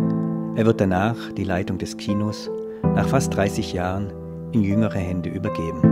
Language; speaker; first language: German; native; German